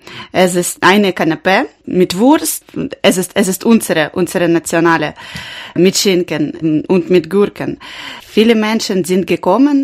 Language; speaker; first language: German; non-native, learner; Ukrainian